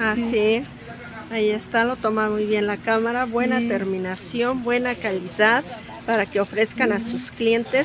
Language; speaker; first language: Spanish; native; Spanish